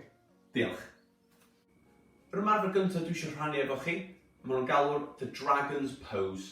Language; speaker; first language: Welsh; native; Welsh